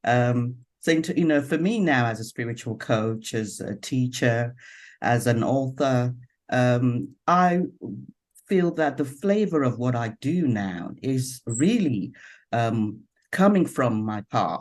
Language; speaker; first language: English; non-native, local second language; Yoruba